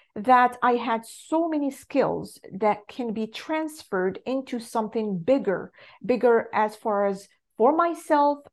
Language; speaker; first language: English; non-native, fluent; Arabic